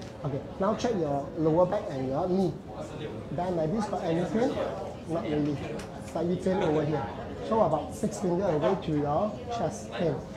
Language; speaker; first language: English; non-native, local second language; Chinese